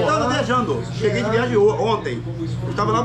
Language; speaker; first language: Portuguese; native; Portuguese